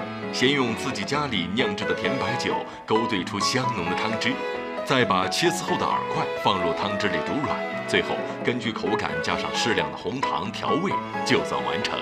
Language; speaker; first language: Chinese; native; Chinese